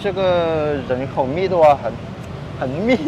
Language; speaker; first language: Chinese; non-native, fluent; Vietnamese